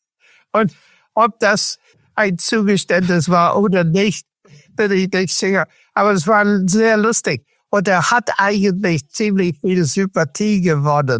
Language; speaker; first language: German; non-native, fluent; English